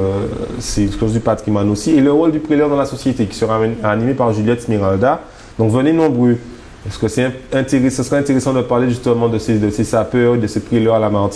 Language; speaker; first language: French; native; French